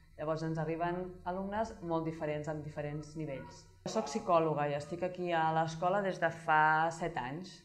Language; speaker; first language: Catalan; native; Catalan